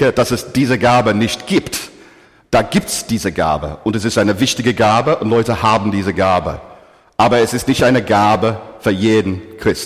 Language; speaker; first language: German; non-native, fluent; English